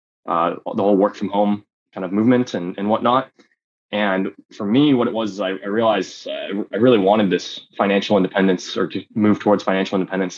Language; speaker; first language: English; native; English